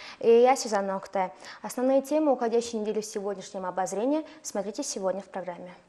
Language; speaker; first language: Russian; non-native, fluent; Mongolian